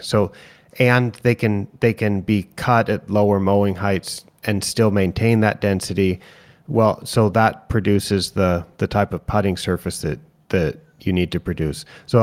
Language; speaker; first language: English; native; English